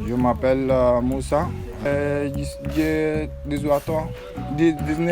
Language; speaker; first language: French; non-native, learner; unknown